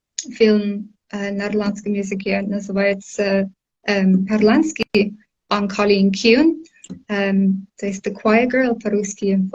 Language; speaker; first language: Russian; non-native, fluent; English